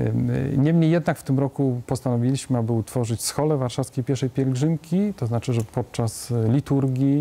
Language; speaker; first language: Polish; native; Polish